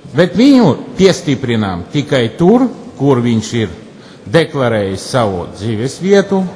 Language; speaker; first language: Latvian; non-native, local second language; Russian